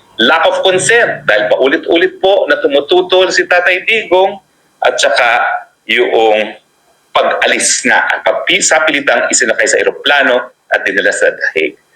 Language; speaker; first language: Filipino; native; Filipino